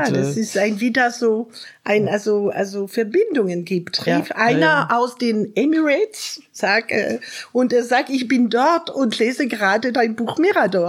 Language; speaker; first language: German; non-native, fluent; French